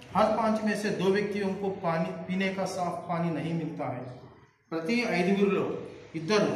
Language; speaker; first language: Hindi; non-native, local second language; Telugu